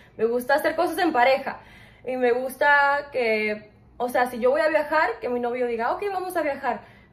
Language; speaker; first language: Spanish; early bilingual, heritage; Spanish